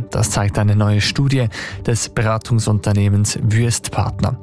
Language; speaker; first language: German; native; German